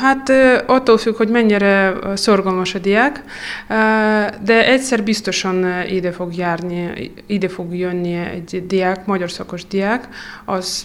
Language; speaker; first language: Hungarian; non-native, fluent; Russian